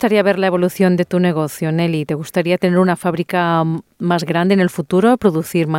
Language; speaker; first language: Spanish; native; Spanish